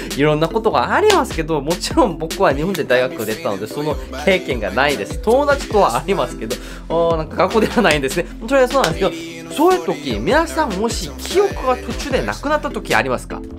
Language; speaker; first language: Japanese; non-native, learner; Korean